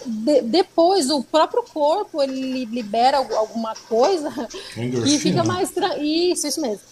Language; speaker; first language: Portuguese; native; Portuguese